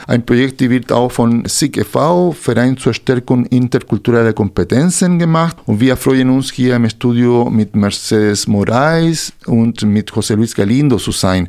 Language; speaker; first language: German; non-native, fluent; Spanish